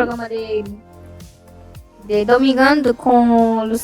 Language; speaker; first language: Spanish; non-native, learner; Portuguese